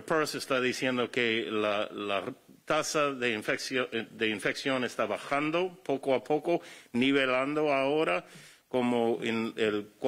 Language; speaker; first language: Spanish; non-native, fluent; English